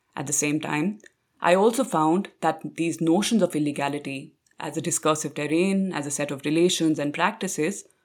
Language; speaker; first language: English; non-native, local second language; Punjabi